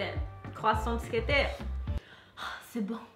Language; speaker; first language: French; non-native, learner; Japanese